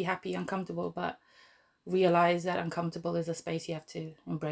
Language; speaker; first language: English; native; English